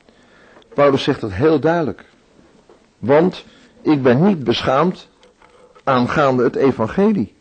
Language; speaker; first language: Dutch; native; Dutch